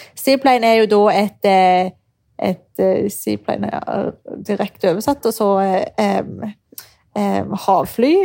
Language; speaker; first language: Norwegian; early bilingual, other home language; Arabic